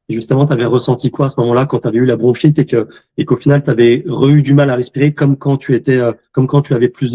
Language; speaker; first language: French; native; French